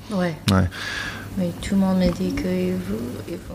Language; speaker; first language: French; non-native, learner; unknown